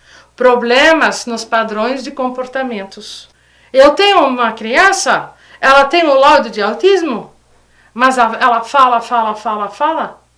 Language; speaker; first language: Portuguese; non-native, fluent; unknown